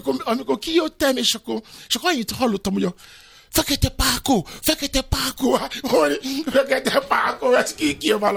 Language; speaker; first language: Hungarian; non-native, fluent; Yoruba